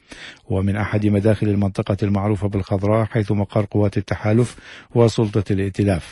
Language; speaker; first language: Arabic; native; Arabic